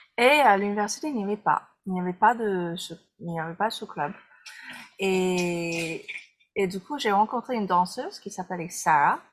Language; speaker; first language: French; non-native, fluent; English